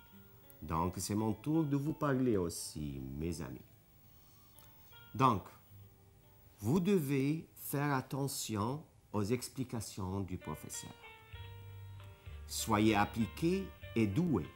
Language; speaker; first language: French; non-native, fluent; Arabic